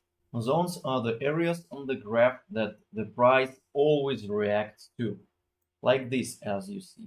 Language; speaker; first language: English; non-native, fluent; Russian